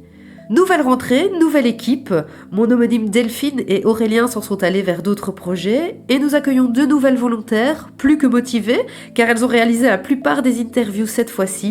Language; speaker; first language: French; native; French